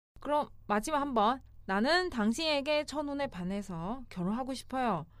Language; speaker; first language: Korean; non-native, fluent; Chinese